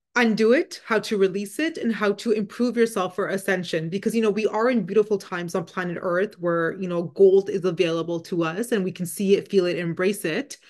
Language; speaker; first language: English; non-native, fluent; Punjabi